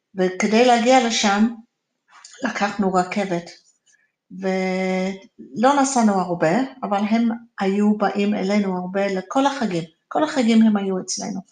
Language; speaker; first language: Hebrew; non-native, fluent; English